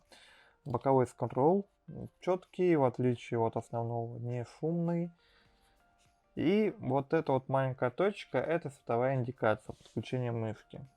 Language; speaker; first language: Russian; native; Russian